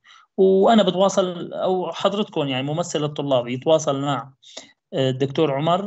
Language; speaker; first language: Arabic; native; Arabic